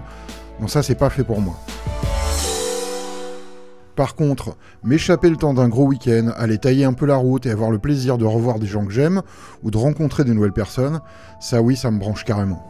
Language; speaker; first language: French; native; French